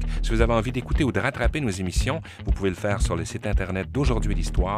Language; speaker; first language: French; native; French